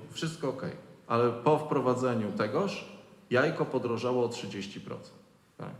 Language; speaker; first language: Polish; native; Polish